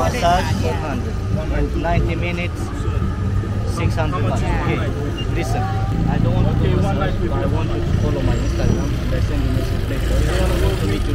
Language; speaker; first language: English; non-native, fluent; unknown